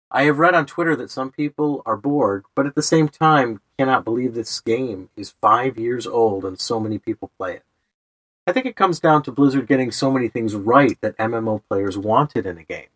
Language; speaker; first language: English; native; English